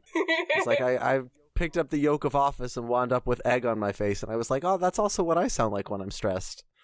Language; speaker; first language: English; native; English